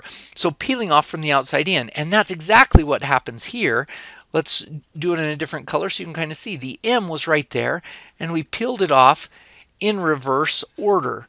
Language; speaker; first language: English; native; English